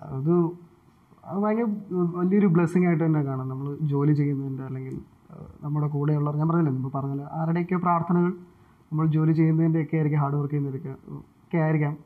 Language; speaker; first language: Malayalam; native; Malayalam